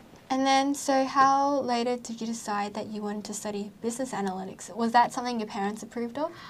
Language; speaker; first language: English; native; English